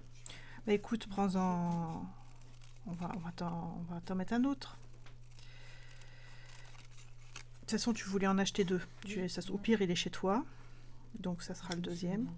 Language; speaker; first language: French; native; French